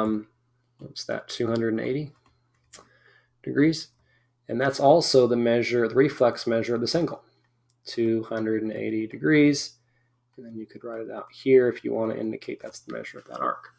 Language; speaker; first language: English; native; English